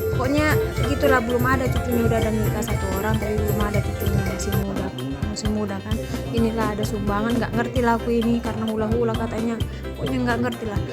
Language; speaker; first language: Indonesian; native; Indonesian